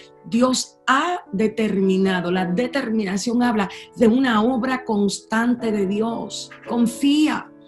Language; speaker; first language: Spanish; native; Spanish